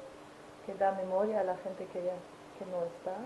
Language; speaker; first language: Spanish; non-native, fluent; German